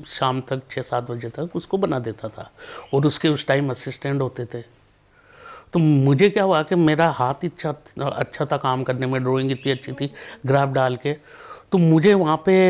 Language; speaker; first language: Hindi; native; Hindi